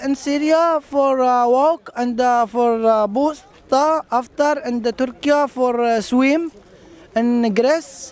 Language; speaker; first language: English; non-native, learner; Arabic